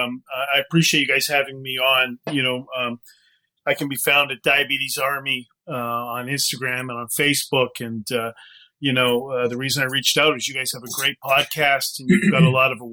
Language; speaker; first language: English; native; English